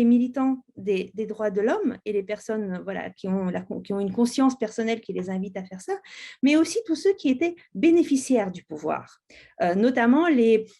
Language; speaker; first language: French; native; French